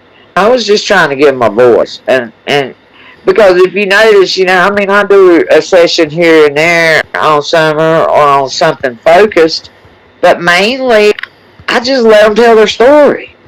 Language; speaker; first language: English; native; English